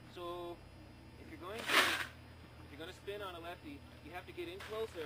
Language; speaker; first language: English; native; English